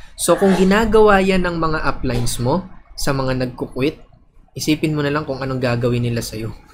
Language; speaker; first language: Filipino; native; Filipino